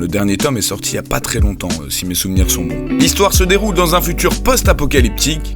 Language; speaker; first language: French; native; French